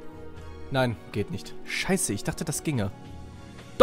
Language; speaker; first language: German; native; German